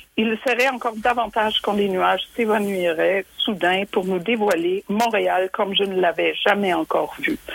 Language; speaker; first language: French; non-native, fluent; German